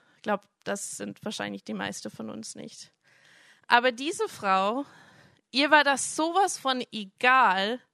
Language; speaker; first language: German; non-native, fluent; English